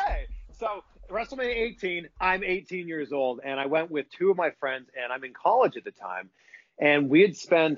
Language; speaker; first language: English; native; English